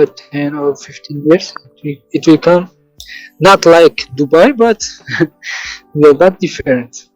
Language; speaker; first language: English; non-native, learner; Tajik